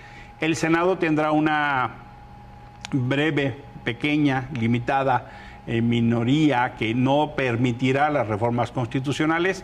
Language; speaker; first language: Spanish; native; Spanish